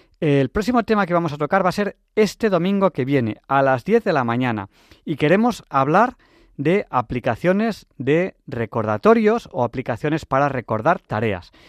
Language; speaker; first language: Spanish; native; Spanish